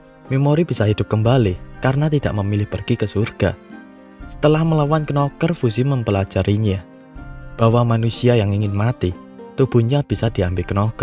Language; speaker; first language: Indonesian; native; Indonesian